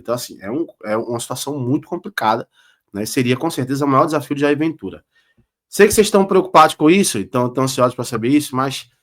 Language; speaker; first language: Portuguese; native; Portuguese